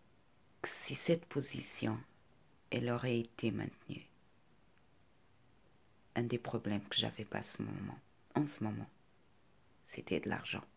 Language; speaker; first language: French; non-native, fluent; Portuguese